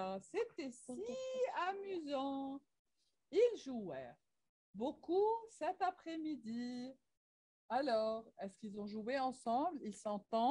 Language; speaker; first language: French; non-native, local second language; Arabic